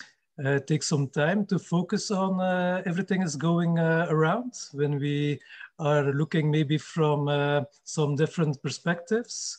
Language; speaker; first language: English; non-native, fluent; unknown